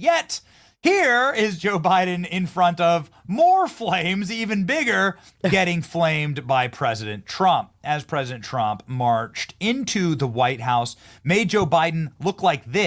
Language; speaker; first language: English; native; English